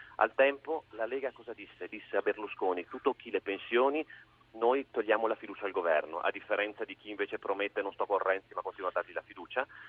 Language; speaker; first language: Italian; native; Italian